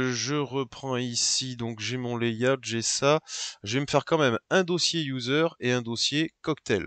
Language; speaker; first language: French; native; French